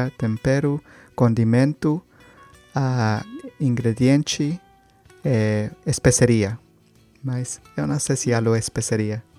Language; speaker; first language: Portuguese; non-native, learner; Spanish